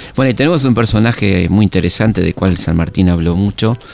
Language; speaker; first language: Spanish; native; Spanish